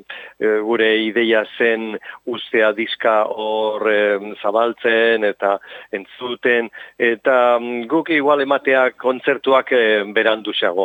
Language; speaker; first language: Basque; non-native, local second language; Spanish